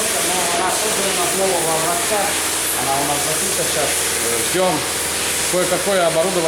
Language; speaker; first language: Russian; native; Russian